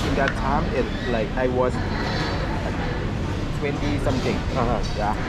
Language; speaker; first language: English; non-native, fluent; Thai